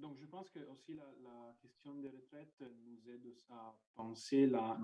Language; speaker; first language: French; non-native, fluent; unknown